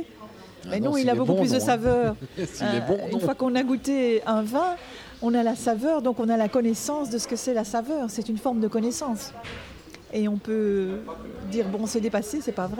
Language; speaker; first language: French; native; French